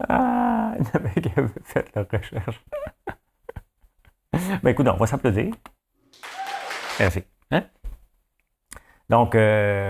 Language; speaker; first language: French; native; French